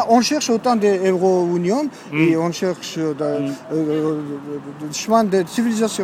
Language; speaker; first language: French; non-native, learner; Georgian